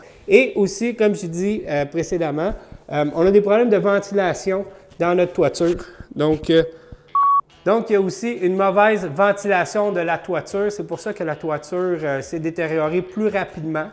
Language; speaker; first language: French; native; French